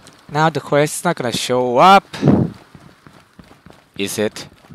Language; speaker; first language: English; non-native, fluent; Thai